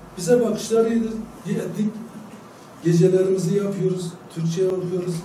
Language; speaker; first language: Turkish; non-native, local second language; Kurdish